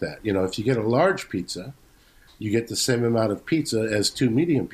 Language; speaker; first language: English; native; English